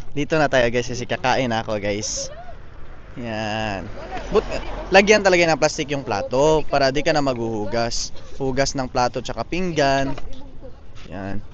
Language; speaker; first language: Filipino; non-native, local second language; Cebuano